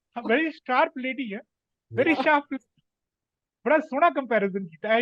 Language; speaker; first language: Hindi; non-native, local second language; Punjabi